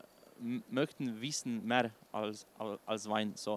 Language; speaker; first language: German; non-native, learner; Slovenian